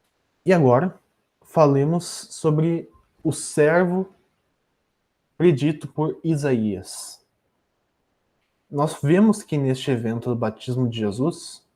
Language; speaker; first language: Portuguese; native; Portuguese